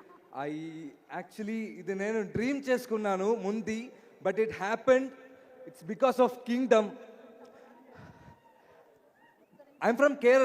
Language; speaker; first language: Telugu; non-native, learner; Malayalam